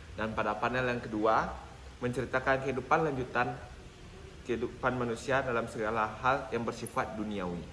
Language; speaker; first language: Indonesian; native; Indonesian